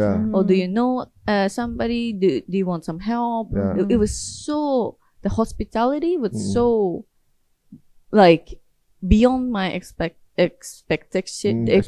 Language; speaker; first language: English; non-native, fluent; Japanese